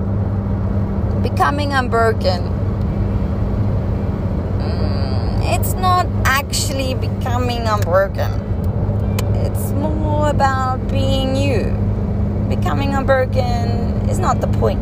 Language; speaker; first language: English; non-native, local second language; Afrikaans